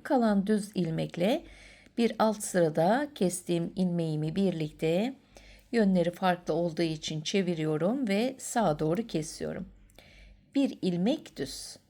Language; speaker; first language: Turkish; native; Turkish